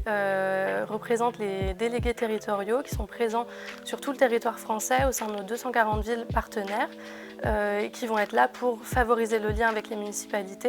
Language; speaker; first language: French; native; French